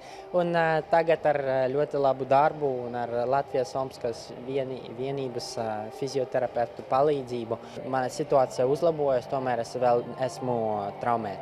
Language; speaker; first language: Latvian; non-native, local second language; Russian